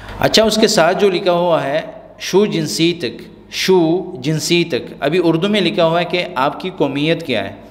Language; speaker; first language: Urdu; non-native, local second language; Pashto